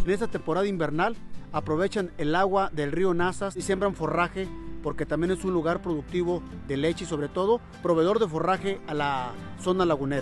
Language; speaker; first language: Spanish; native; Spanish